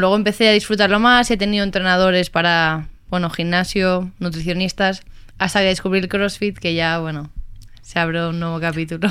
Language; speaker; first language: Spanish; native; Spanish